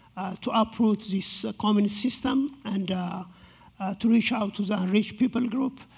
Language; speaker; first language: English; non-native, fluent; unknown